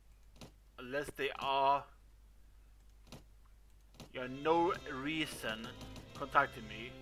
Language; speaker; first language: English; non-native, fluent; Swedish